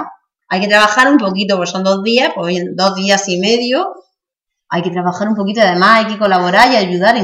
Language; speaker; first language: Spanish; native; Spanish